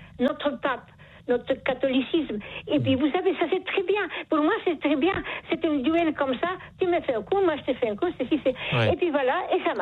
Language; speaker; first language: French; non-native, fluent; Polish